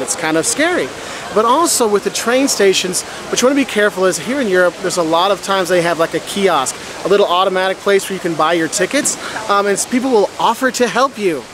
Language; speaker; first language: English; native; English